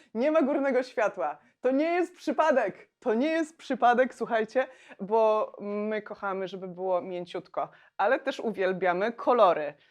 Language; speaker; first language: Polish; native; Polish